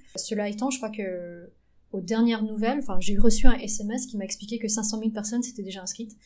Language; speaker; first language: French; early bilingual, other home language; Vietnamese